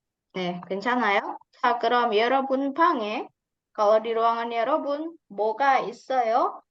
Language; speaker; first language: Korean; non-native, fluent; Indonesian